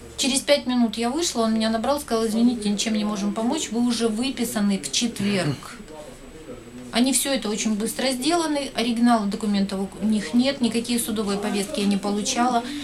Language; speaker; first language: Russian; native; Russian